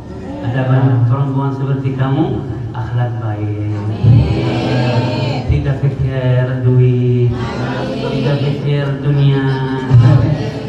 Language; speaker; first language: Indonesian; non-native, learner; Arabic